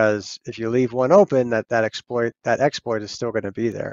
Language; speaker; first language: English; native; English